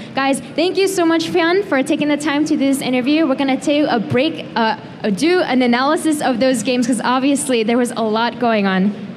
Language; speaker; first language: English; early bilingual, other home language; Korean